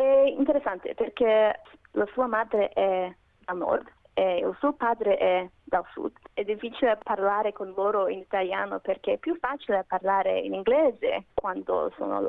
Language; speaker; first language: Italian; non-native, learner; Macedonian